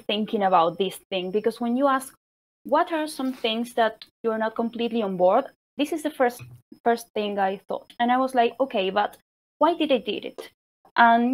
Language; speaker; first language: English; non-native, fluent; Spanish